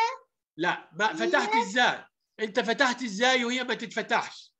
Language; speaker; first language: Arabic; native; Arabic